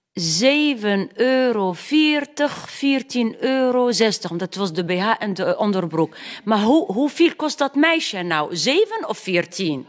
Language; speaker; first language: Dutch; non-native, fluent; Arabic